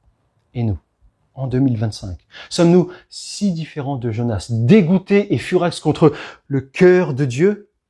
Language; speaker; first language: French; native; French